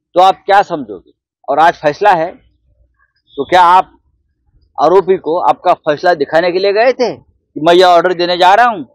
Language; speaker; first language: Hindi; non-native, local second language; Marathi